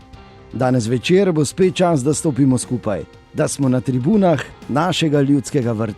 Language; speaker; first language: Slovenian; native; Slovenian